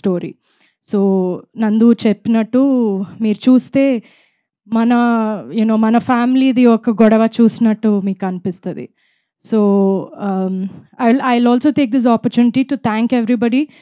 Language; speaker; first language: Telugu; non-native, fluent; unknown